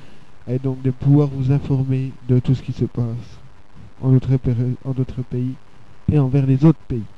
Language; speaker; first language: French; native; French